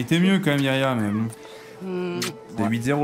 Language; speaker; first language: French; native; French